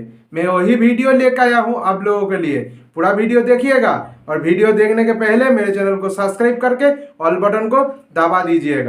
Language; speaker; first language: Hindi; non-native, local second language; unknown